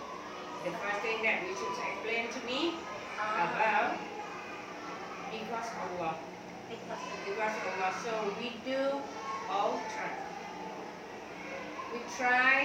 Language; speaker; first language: English; non-native, learner; Thai